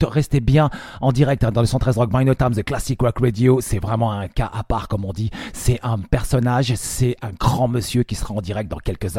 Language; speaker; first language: French; native; French